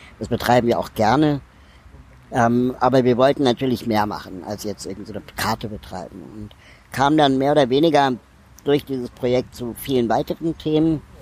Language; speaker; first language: German; native; German